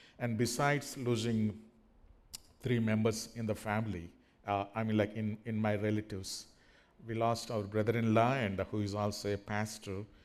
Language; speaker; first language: English; non-native, fluent; Telugu